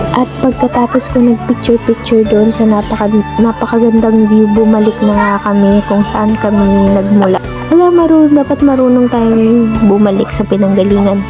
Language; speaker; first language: Filipino; non-native, local second language; Hiligaynon